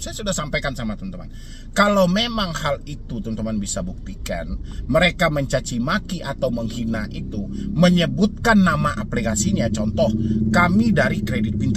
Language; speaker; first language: Indonesian; native; Indonesian